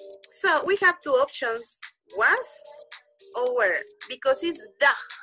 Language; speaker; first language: English; non-native, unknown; Spanish